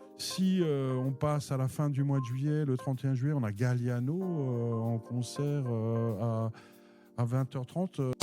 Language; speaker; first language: French; native; French